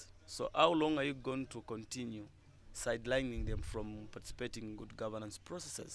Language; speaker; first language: English; non-native, local second language; Bemba